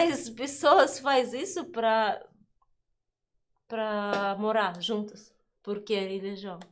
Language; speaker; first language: Portuguese; non-native, learner; Russian